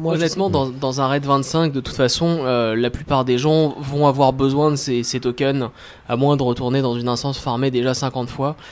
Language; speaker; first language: French; native; French